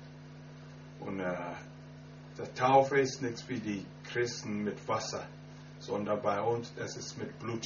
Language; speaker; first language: German; non-native, fluent; Akan